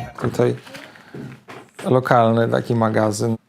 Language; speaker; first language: Polish; native; Polish